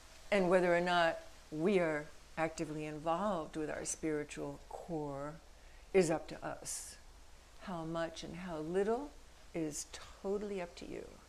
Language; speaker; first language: English; native; English